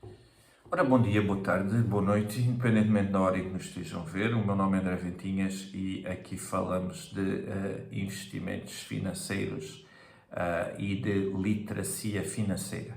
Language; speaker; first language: Portuguese; native; Portuguese